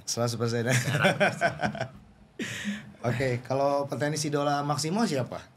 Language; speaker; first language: Indonesian; native; Indonesian